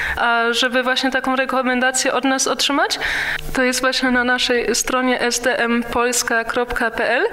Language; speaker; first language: Polish; early bilingual, heritage; Polish